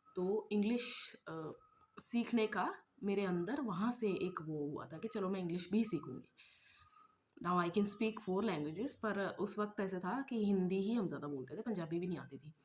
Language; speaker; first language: Hindi; non-native, local second language; Malayalam